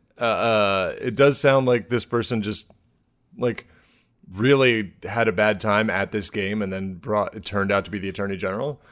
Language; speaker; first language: English; native; English